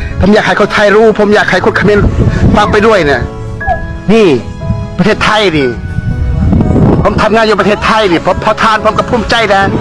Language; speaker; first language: Thai; non-native, fluent; Khmer